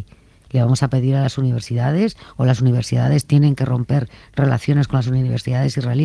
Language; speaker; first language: Spanish; native; Spanish